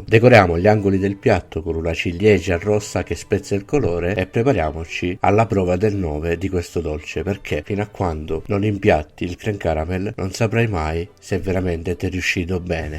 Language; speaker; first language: Italian; native; Italian